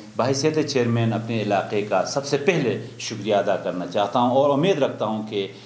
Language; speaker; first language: Urdu; non-native, local second language; Khowar